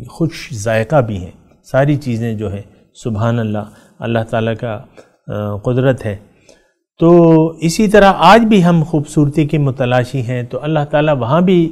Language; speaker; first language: Urdu; native; Urdu